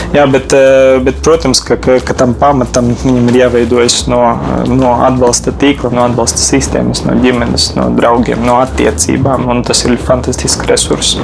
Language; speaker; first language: Latvian; non-native, local second language; Russian